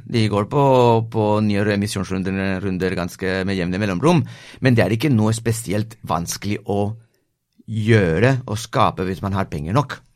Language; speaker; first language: Norwegian; non-native, fluent; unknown